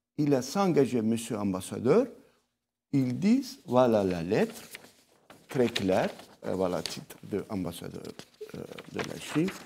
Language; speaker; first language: French; non-native, local second language; Arabic